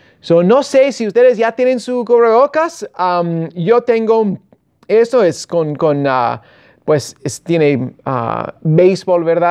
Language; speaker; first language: Spanish; non-native, fluent; English